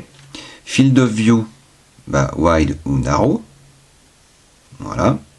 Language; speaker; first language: French; native; French